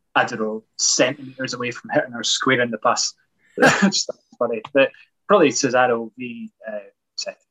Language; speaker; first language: English; native; English